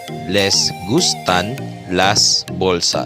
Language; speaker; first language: Spanish; non-native, fluent; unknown